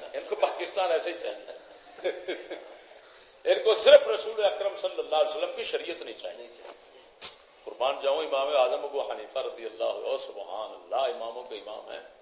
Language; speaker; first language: Urdu; non-native, local second language; Punjabi